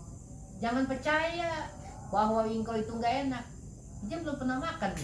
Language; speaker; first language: Indonesian; native; Indonesian